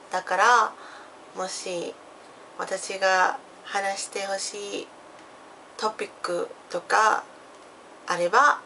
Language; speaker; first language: Japanese; non-native, fluent; English